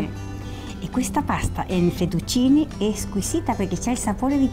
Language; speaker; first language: Italian; early bilingual, heritage; Spanish